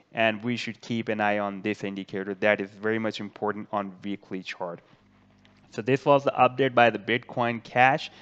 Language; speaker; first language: English; non-native, local second language; Urdu